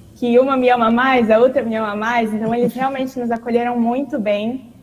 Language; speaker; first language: Portuguese; native; Portuguese